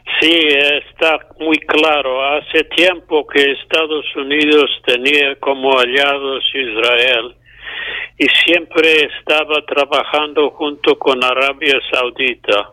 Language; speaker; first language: Spanish; non-native, fluent; English